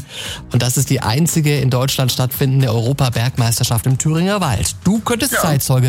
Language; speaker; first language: German; native; German